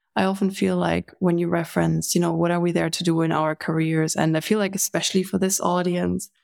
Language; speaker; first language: English; non-native, fluent; German